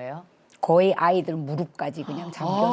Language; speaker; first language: Korean; native; Korean